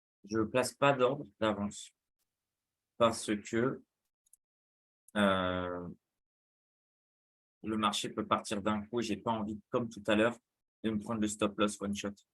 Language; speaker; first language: French; native; French